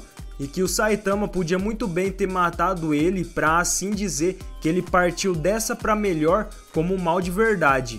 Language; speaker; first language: Portuguese; native; Portuguese